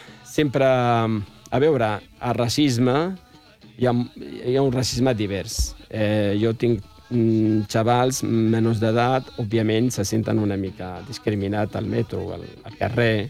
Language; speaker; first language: Catalan; non-native, fluent; Riffian